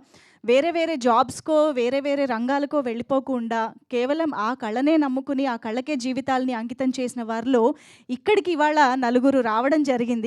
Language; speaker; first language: Telugu; native; Telugu